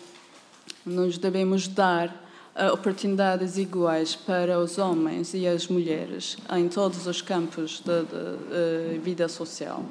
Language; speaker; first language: Portuguese; non-native, fluent; Turkish